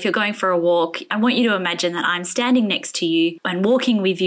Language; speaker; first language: English; native; English